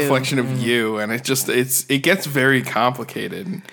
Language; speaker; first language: English; native; English